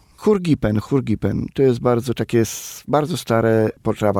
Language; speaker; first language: Polish; non-native, local second language; Romany